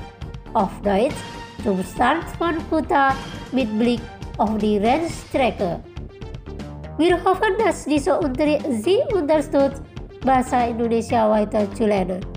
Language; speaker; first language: German; non-native, learner; Indonesian